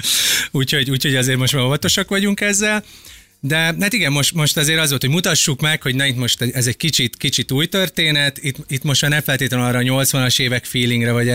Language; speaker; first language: Hungarian; native; Hungarian